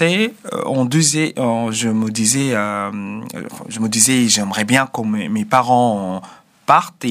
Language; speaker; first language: French; non-native, fluent; Arabic